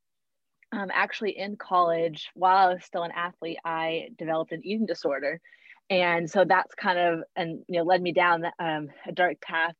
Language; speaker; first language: English; native; English